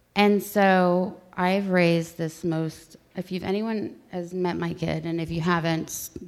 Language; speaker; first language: English; native; English